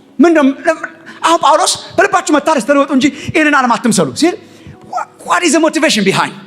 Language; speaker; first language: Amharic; native; Amharic